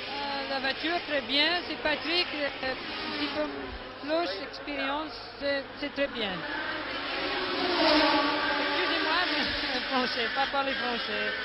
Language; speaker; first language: French; non-native, learner; English